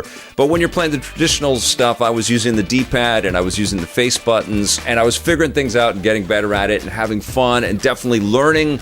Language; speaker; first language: English; native; English